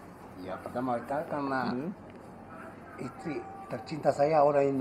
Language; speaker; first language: Indonesian; non-native, fluent; Spanish